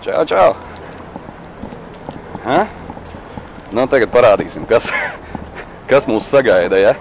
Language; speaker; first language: Latvian; native; Latvian